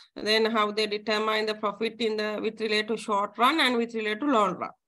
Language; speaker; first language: English; non-native, local second language; Sinhala